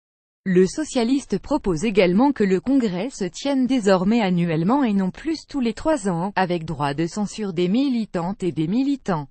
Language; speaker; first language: French; native; French